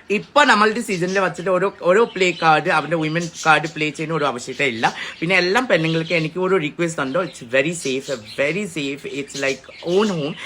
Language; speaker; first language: Malayalam; non-native, fluent; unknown